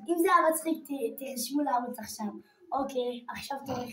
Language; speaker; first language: Hebrew; native; Hebrew